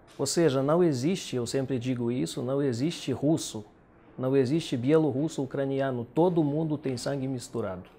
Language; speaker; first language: Portuguese; non-native, fluent; Russian